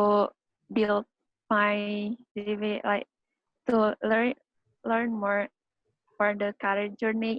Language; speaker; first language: English; non-native, learner; Indonesian